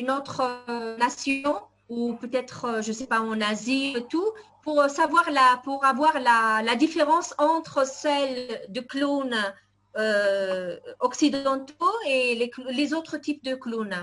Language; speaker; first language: French; non-native, fluent; Italian